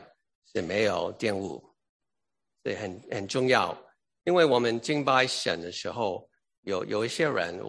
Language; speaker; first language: Chinese; early bilingual, heritage; English